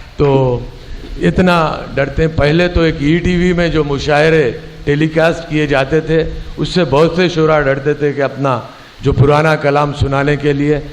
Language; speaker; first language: Urdu; native; Urdu